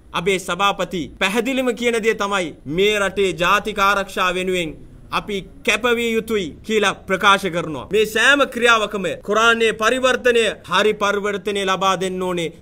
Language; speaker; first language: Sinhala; non-native, local second language; Tamil